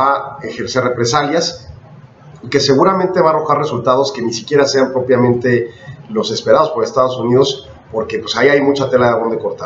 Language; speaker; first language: Spanish; native; Spanish